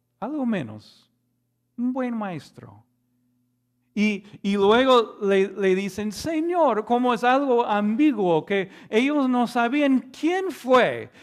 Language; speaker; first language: Spanish; non-native, fluent; English